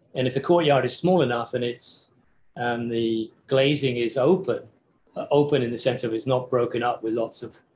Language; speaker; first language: English; native; English